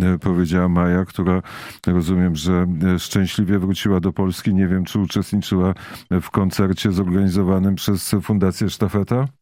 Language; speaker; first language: Polish; native; Polish